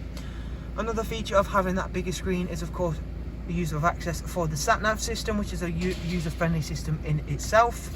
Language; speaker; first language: English; native; English